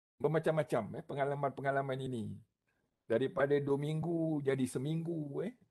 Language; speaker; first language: Malay; native; Malay